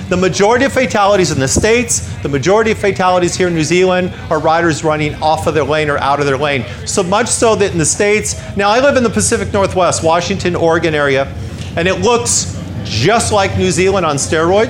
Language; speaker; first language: English; native; English